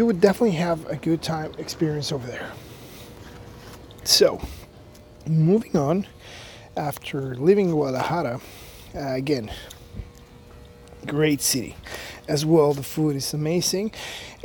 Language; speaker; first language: English; non-native, fluent; Spanish